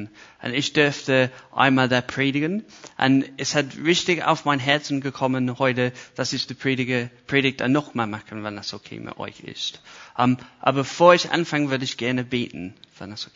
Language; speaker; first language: German; non-native, fluent; English